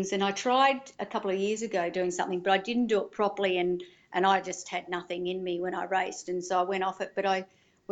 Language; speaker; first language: English; native; English